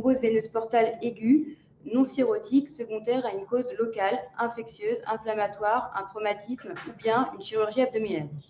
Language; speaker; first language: French; native; French